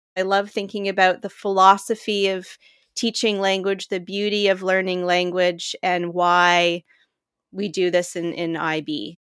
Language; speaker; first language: English; native; English